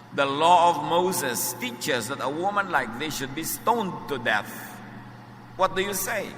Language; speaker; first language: English; non-native, local second language; Filipino